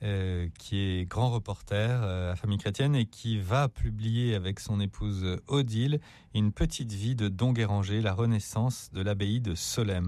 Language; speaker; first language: French; native; French